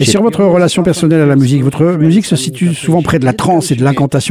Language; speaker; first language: French; native; French